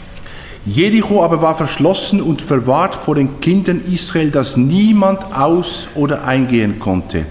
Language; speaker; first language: German; native; German